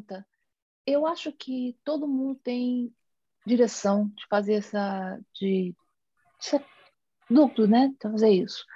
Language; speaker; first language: Portuguese; non-native, learner; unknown